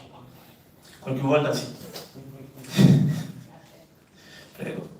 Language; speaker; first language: Italian; non-native, learner; French